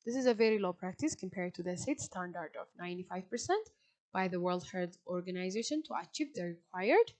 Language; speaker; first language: English; non-native, local second language; Amharic